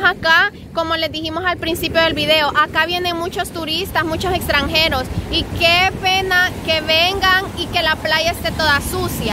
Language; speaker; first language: Spanish; native; Spanish